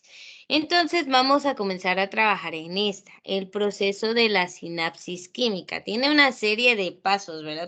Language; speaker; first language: Spanish; native; Spanish